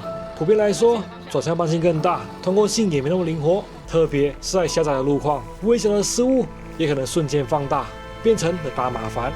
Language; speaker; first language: Chinese; native; Chinese